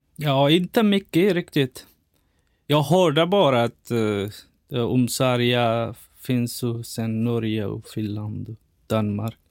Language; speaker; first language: Swedish; non-native, fluent; Persian